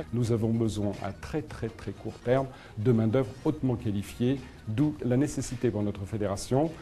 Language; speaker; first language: French; native; French